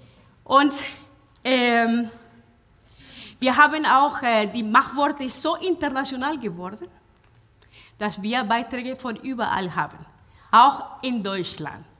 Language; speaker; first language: German; non-native, fluent; Spanish